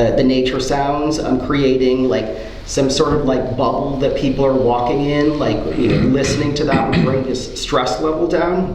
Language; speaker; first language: English; native; English